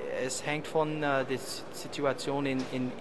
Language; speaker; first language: German; non-native, learner; English